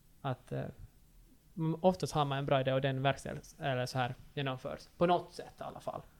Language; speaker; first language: Swedish; native; Swedish